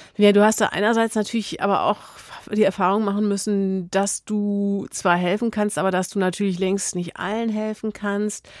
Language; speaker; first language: German; native; German